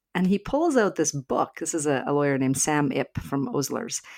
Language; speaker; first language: English; native; English